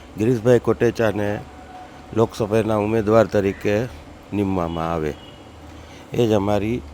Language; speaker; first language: Gujarati; native; Gujarati